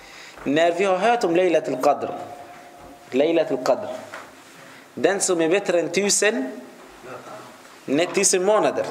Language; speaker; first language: Swedish; non-native, fluent; Arabic